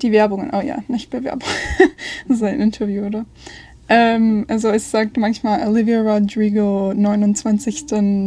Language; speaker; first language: German; non-native, learner; English